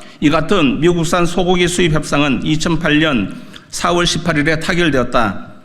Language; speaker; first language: Korean; native; Korean